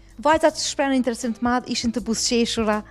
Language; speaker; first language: Albanian; native; Albanian